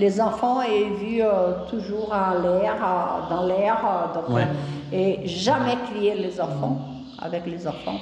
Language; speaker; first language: French; non-native, fluent; Portuguese